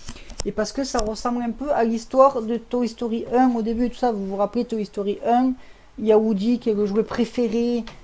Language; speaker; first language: French; native; French